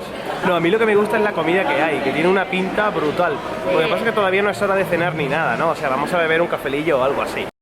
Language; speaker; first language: Spanish; native; Spanish